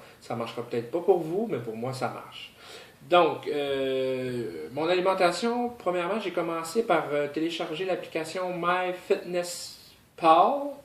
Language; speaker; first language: French; native; French